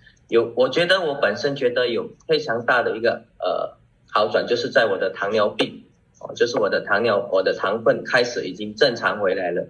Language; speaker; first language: Chinese; early bilingual, heritage; Chinese